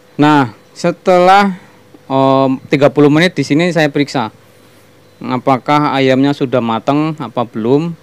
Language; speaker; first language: Indonesian; non-native, local second language; Javanese